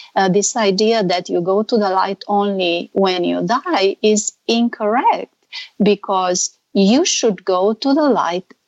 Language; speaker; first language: English; non-native, fluent; Romanian